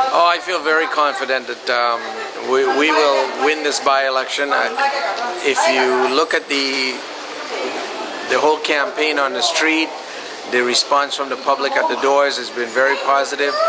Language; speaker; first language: English; native; English